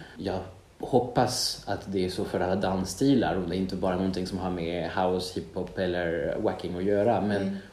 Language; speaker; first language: Swedish; non-native, fluent; French